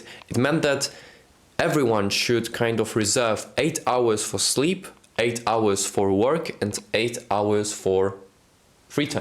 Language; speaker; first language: English; non-native, fluent; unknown